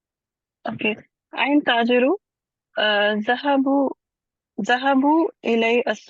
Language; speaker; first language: Arabic; non-native, learner; Urdu